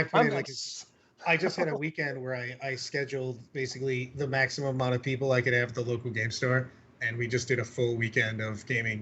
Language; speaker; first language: English; native; English